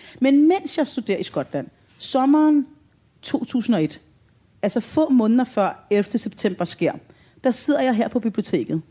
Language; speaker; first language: Danish; early bilingual, other home language; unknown